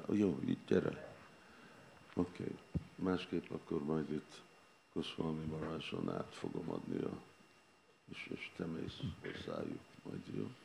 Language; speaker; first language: Hungarian; non-native, learner; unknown